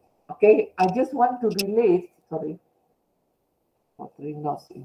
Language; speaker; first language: English; non-native, local second language; Malay